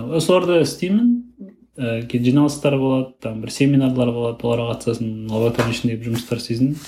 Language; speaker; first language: Kazakh; native; Kazakh